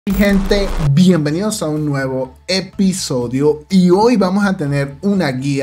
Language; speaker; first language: Spanish; native; Spanish